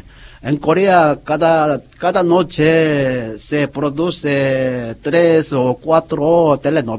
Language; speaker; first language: Spanish; non-native, learner; Korean